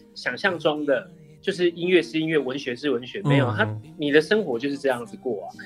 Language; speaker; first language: Chinese; non-native, local second language; Min Nan Chinese